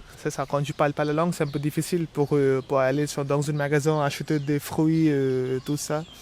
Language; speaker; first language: French; non-native, learner; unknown